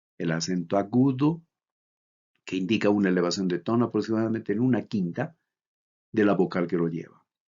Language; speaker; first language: Spanish; native; Spanish